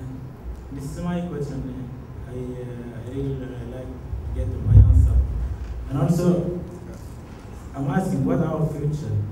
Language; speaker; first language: English; non-native, learner; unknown